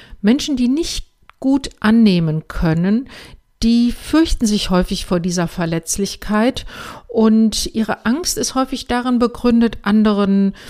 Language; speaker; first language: German; native; German